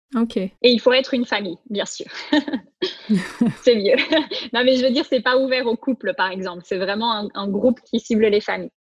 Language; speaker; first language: French; native; French